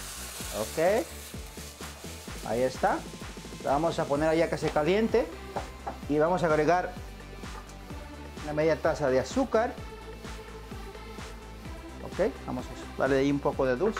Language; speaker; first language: Spanish; native; Spanish